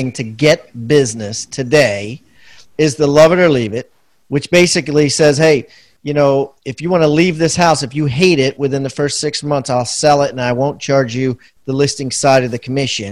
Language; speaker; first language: English; native; English